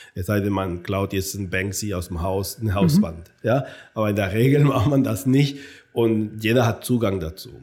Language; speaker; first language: German; non-native, fluent; Spanish